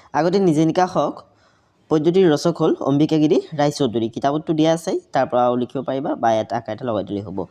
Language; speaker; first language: Assamese; native; Assamese